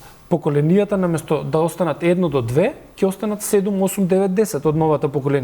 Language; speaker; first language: Macedonian; native; Macedonian